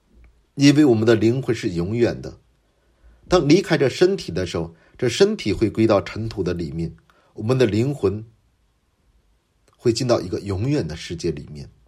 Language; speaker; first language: Chinese; non-native, fluent; Korean